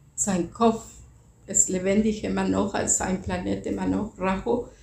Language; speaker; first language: German; non-native, fluent; Spanish